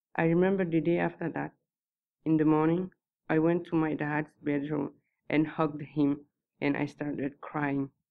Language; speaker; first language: English; non-native, fluent; Susu